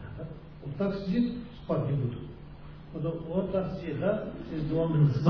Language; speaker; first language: Russian; non-native, learner; Tibetan